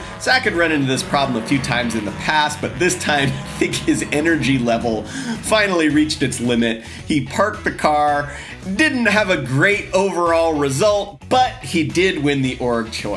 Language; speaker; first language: English; native; English